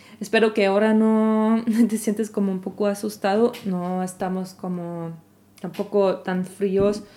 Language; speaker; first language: Spanish; non-native, fluent; German